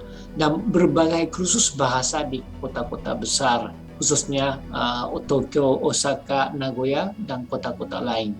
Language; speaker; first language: Indonesian; non-native, fluent; Japanese